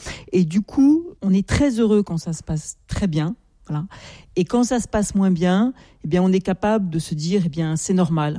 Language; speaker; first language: French; native; French